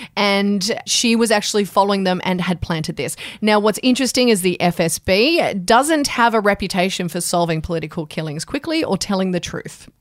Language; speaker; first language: English; native; English